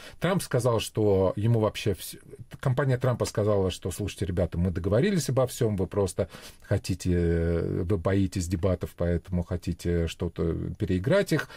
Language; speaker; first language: Russian; native; Russian